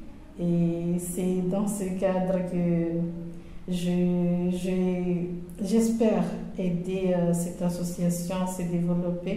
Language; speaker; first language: French; non-native, local second language; Comorian